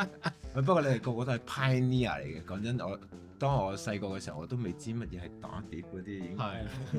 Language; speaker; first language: Cantonese; native; Cantonese